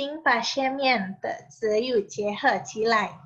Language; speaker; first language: Chinese; non-native, learner; Indonesian